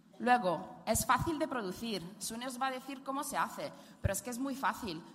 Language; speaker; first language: Spanish; non-native, fluent; Italian